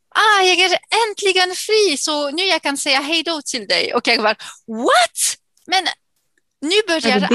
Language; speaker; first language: Swedish; non-native, fluent; English